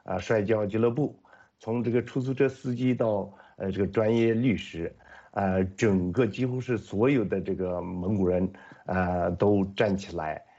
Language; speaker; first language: Chinese; non-native, local second language; Mongolian